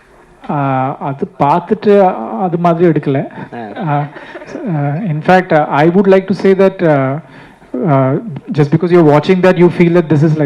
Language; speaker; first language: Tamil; non-native, learner; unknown